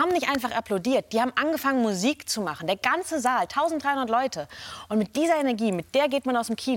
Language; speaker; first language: German; native; German